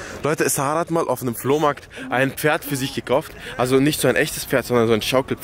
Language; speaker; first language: German; early bilingual, other home language; Persian